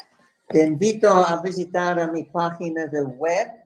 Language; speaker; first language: Spanish; non-native, fluent; English